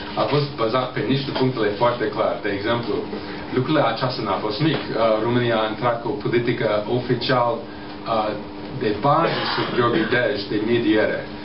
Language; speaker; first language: Romanian; non-native, fluent; English